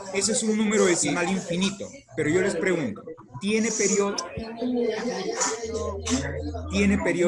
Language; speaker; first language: Spanish; native; Spanish